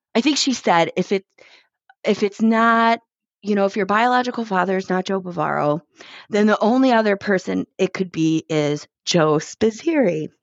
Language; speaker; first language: English; native; English